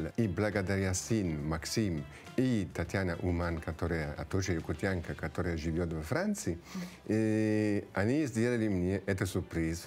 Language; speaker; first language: Russian; non-native, fluent; Italian